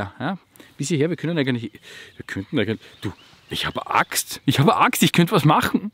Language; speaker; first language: German; native; German